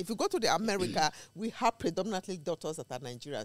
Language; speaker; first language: English; non-native, local second language; Esan